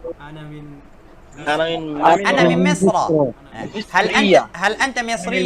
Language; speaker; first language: Arabic; non-native, fluent; Bangla